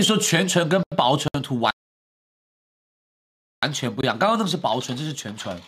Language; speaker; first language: Chinese; native; Chinese